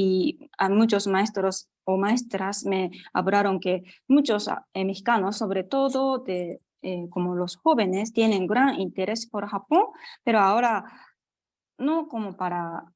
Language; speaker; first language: Spanish; non-native, fluent; Japanese